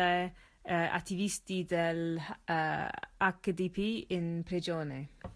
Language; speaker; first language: Italian; non-native, learner; English